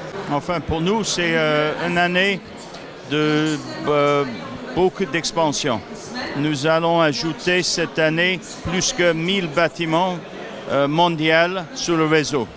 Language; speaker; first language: French; non-native, fluent; English